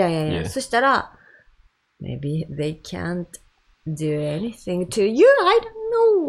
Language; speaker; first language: English; non-native, learner; Japanese